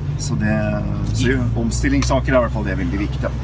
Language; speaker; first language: Norwegian; native; Norwegian